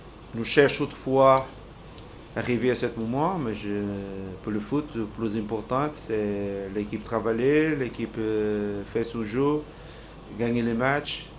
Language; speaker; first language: French; non-native, learner; Portuguese